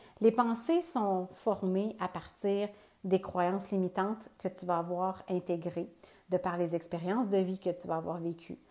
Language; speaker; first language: French; native; French